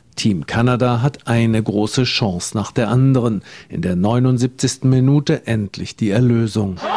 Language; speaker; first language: German; native; German